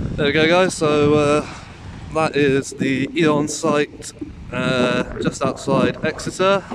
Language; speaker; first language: English; native; English